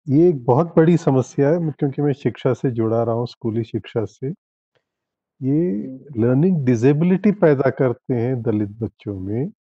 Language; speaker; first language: Hindi; non-native, local second language; Tamil